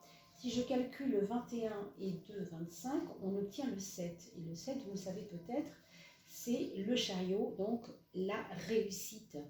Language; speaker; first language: French; native; French